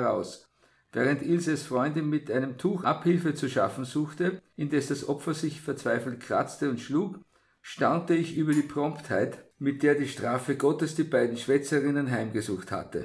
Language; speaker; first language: German; native; German